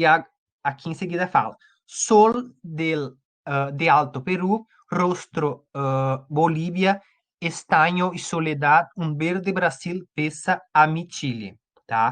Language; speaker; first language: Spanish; non-native, fluent; Portuguese